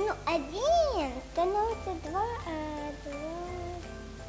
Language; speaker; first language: Russian; non-native, learner; Tajik